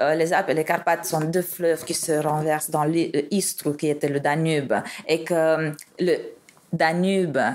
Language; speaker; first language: French; non-native, fluent; Romanian